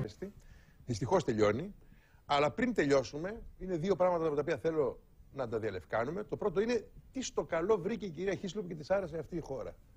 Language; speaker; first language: Greek; native; Greek